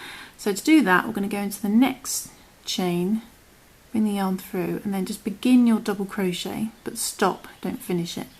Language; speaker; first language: English; native; English